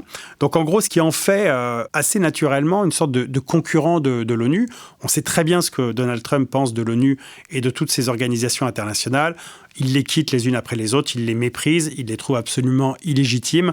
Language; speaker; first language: French; native; French